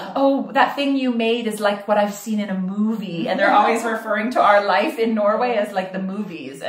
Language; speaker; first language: English; native; English